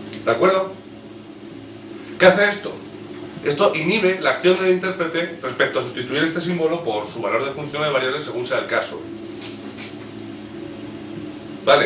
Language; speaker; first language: Spanish; native; Spanish